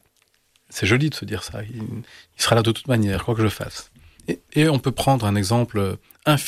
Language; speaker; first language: French; native; French